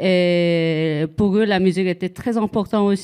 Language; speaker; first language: French; non-native, fluent; Korean